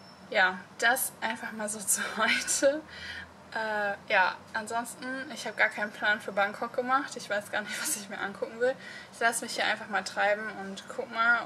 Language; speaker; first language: German; native; German